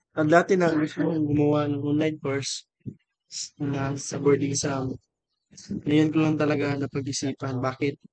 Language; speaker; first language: Filipino; non-native, local second language; Cebuano